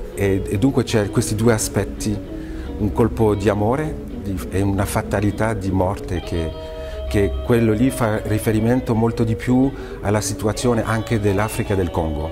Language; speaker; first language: Italian; non-native, fluent; French